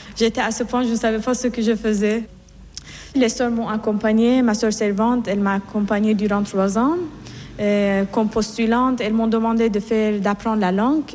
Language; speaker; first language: French; non-native, fluent; Persian